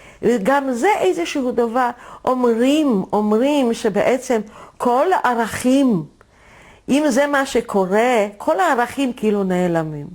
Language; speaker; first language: Hebrew; non-native, fluent; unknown